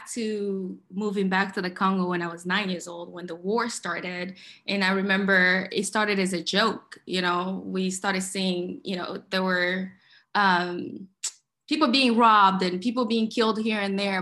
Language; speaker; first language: English; non-native, fluent; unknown